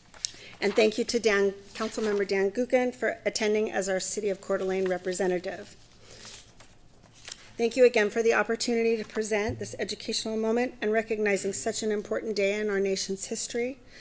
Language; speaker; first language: English; native; English